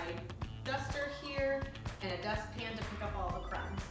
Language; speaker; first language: English; native; English